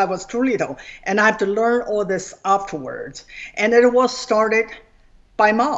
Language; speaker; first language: English; non-native, fluent; Chinese